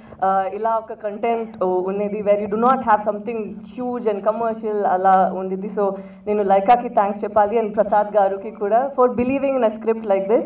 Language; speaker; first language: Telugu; non-native, local second language; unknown